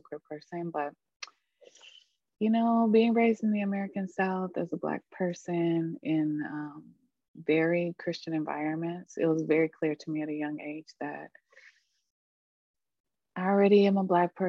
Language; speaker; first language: English; native; English